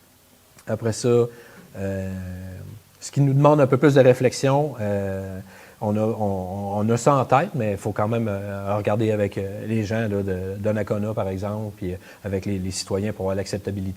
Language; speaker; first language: French; native; French